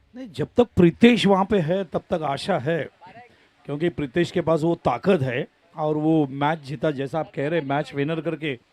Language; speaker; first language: Hindi; non-native, local second language; Marathi